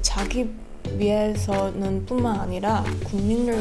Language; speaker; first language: Korean; non-native, learner; Chinese